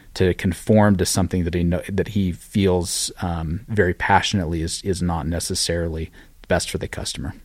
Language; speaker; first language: English; native; English